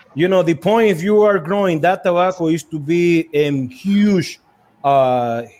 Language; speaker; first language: English; non-native, fluent; Spanish